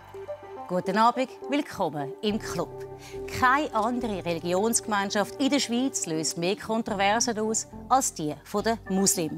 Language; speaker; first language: German; native; German